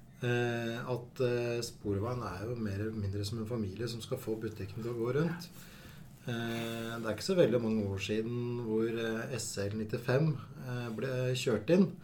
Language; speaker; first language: Norwegian; native; Norwegian